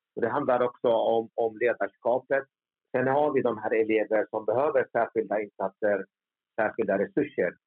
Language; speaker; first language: Swedish; early bilingual, other home language; Turoyo